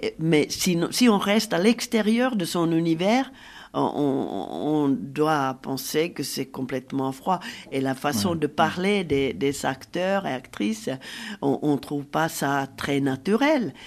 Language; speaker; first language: French; non-native, fluent; Finnish